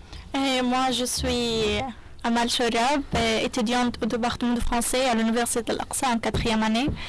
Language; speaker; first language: French; non-native, learner; Arabic